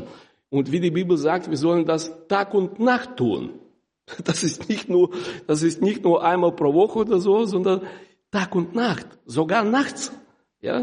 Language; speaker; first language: German; non-native, fluent; Russian